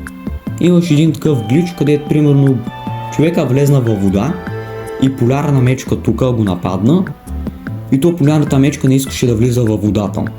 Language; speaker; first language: Bulgarian; native; Bulgarian